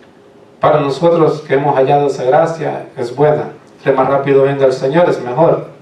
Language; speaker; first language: Spanish; native; Spanish